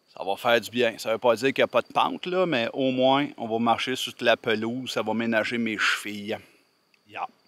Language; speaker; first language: French; native; French